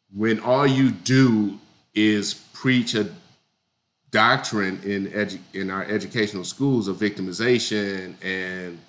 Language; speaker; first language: English; native; English